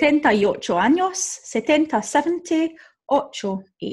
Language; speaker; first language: Spanish; non-native, fluent; English